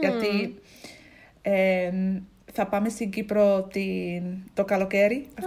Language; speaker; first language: Greek; non-native, learner; English